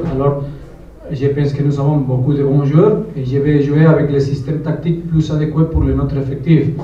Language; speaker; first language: French; non-native, learner; Spanish